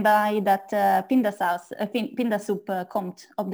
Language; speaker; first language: Dutch; non-native, learner; English